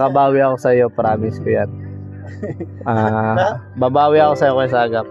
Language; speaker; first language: Filipino; non-native, local second language; Bikol